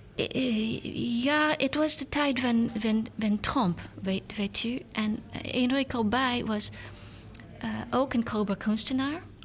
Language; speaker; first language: Dutch; non-native, learner; English